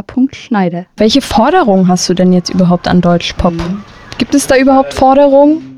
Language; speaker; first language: German; native; German